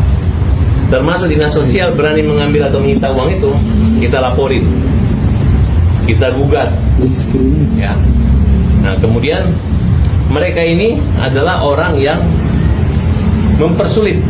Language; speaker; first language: Indonesian; native; Indonesian